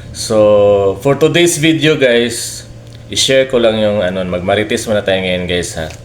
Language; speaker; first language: Filipino; non-native, local second language; Cebuano